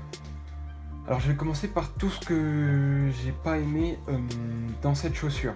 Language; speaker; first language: French; native; French